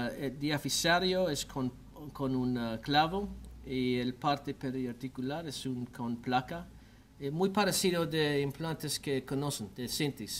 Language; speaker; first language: Spanish; non-native, learner; English